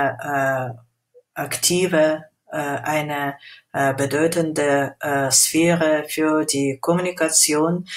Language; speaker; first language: German; non-native, fluent; Russian